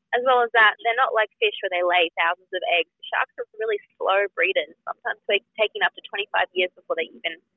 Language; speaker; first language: English; native; English